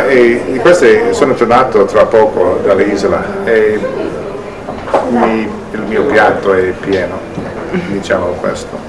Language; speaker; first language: Italian; non-native, learner; English